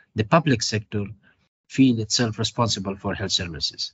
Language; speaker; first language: English; non-native, fluent; Persian